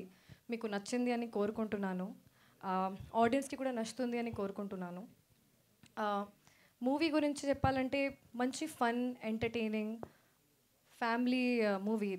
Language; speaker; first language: Telugu; non-native, fluent; Hindi